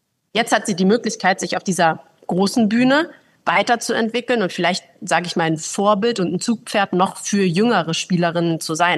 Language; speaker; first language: German; native; German